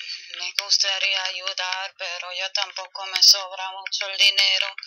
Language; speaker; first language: Spanish; non-native, fluent; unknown